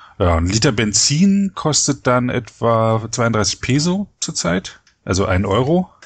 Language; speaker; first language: German; native; German